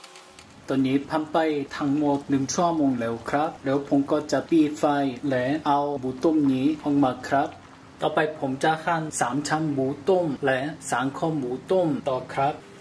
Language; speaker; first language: Thai; non-native, learner; Korean